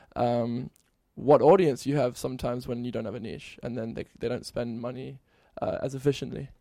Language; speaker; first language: English; native; English